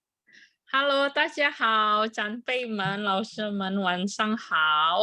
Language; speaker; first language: Chinese; non-native, learner; Indonesian